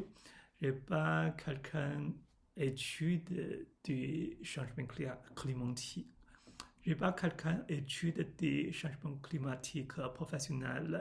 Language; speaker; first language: French; non-native, learner; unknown